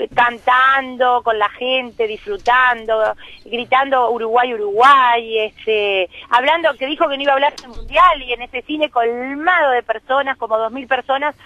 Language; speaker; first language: Spanish; native; Spanish